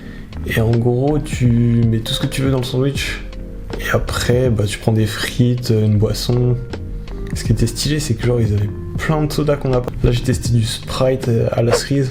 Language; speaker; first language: French; native; French